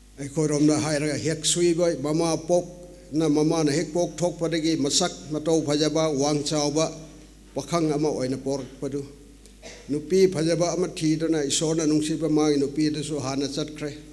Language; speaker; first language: Manipuri; non-native, local second language; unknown